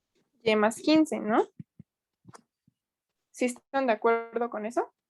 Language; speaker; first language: Spanish; native; Spanish